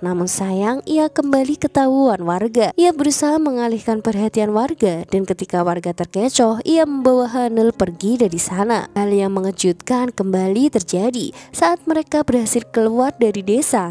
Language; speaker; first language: Indonesian; native; Indonesian